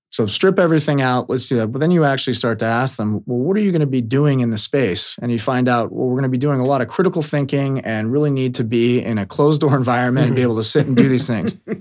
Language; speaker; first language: English; native; English